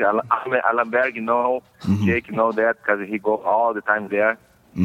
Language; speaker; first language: English; non-native, learner; Portuguese